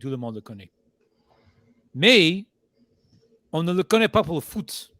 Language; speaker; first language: French; non-native, fluent; English